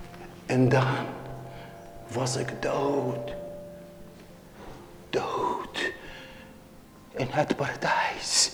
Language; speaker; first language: Dutch; non-native, learner; Arabic